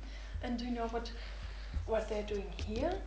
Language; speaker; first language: English; non-native, fluent; German